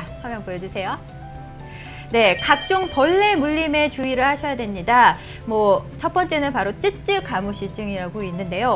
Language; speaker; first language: Korean; native; Korean